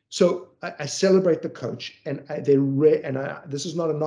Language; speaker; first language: English; native; English